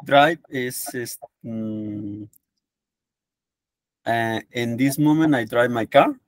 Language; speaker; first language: English; non-native, learner; Spanish